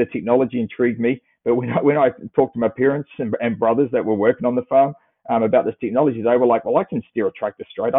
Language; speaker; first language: English; native; English